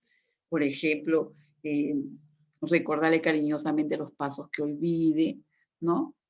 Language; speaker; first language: Spanish; native; Spanish